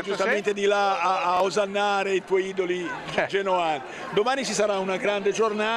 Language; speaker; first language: Italian; native; Italian